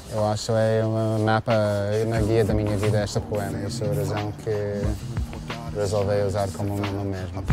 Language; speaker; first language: Portuguese; non-native, fluent; English